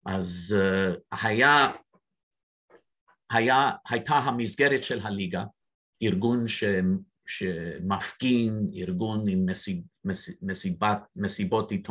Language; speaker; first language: Hebrew; non-native, fluent; English